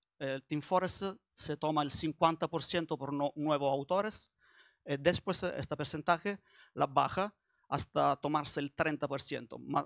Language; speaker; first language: Spanish; non-native, learner; Italian